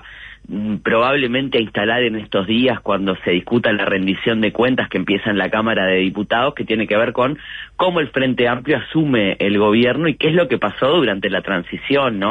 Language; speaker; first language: Spanish; native; Spanish